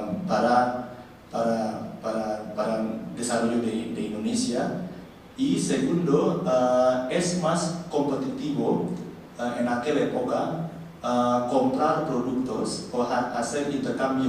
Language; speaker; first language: Spanish; non-native, learner; Indonesian